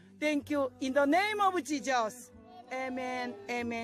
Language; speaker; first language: English; non-native, learner; Korean